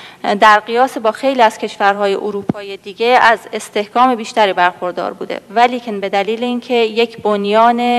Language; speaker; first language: Persian; native; Persian